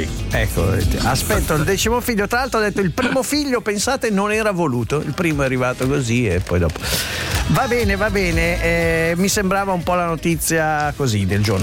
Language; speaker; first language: Italian; native; Italian